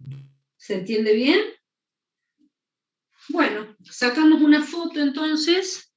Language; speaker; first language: Spanish; native; Spanish